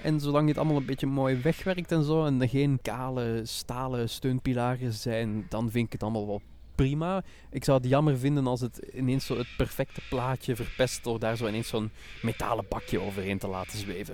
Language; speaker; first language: Dutch; native; Dutch